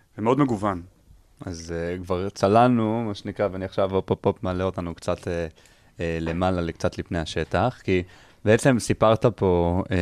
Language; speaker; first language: Hebrew; native; Hebrew